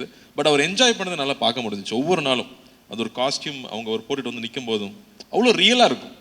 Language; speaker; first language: Tamil; native; Tamil